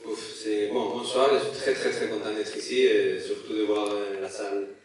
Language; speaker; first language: French; non-native, learner; Spanish